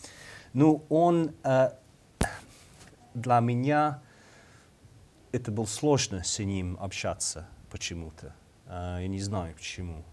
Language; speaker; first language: Russian; non-native, learner; English